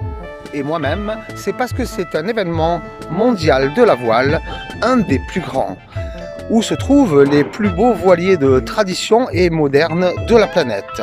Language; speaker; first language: French; native; French